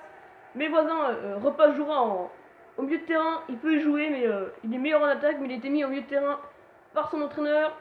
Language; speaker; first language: French; native; French